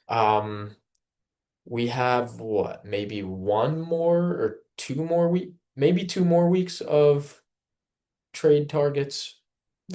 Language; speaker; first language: English; native; English